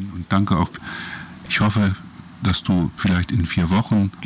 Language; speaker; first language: German; native; German